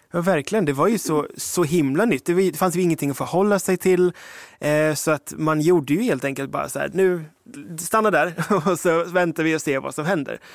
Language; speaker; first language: Swedish; early bilingual, other home language; English